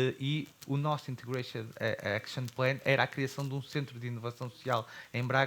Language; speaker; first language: Portuguese; native; Portuguese